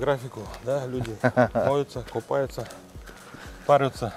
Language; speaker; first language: Russian; native; Russian